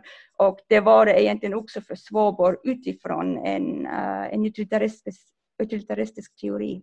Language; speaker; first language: Swedish; non-native, fluent; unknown